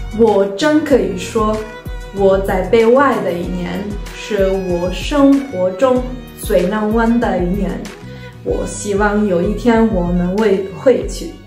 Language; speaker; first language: Chinese; non-native, fluent; Italian